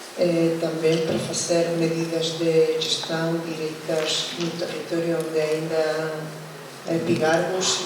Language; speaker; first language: Portuguese; non-native, learner; Spanish